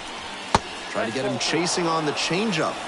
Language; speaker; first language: English; native; English